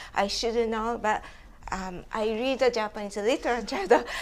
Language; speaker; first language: English; non-native, fluent; Japanese